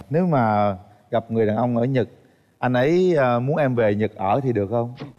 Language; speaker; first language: Vietnamese; native; Vietnamese